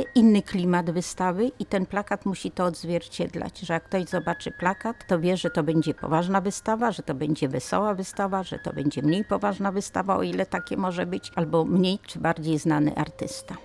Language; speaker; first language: Polish; native; Polish